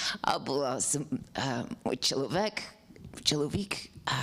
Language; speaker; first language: Ukrainian; non-native, learner; English